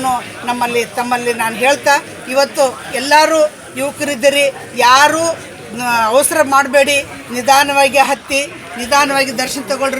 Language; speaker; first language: Kannada; native; Kannada